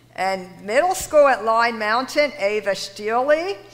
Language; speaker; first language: English; native; English